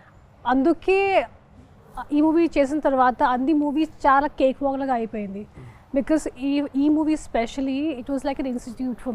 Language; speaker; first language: Telugu; non-native, fluent; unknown